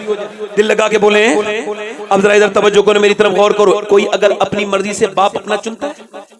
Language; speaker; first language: Urdu; native; Urdu